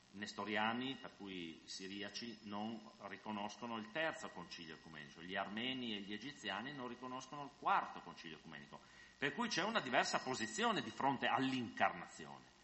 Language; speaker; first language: Italian; non-native, fluent; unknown